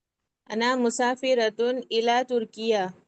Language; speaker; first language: Arabic; non-native, learner; Urdu